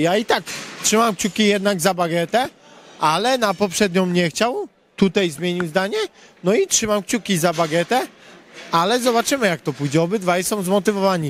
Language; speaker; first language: Polish; native; Polish